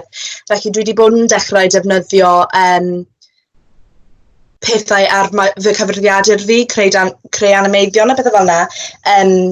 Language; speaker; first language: Welsh; non-native, local second language; English